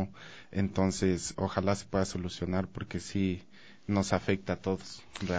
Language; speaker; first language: Spanish; native; Spanish